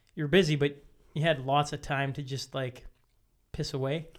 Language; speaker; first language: English; native; English